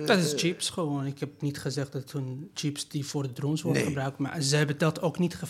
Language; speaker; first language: Dutch; non-native, fluent; Persian